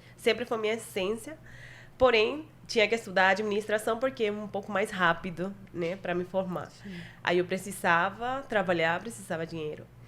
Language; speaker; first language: Portuguese; non-native, fluent; Spanish